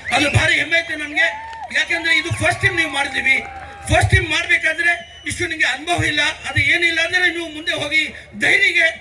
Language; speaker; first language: Kannada; non-native, local second language; Konkani